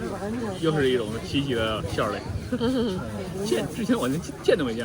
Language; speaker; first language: Chinese; native; Chinese